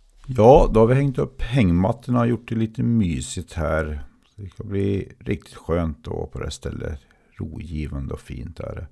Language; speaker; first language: Swedish; native; Swedish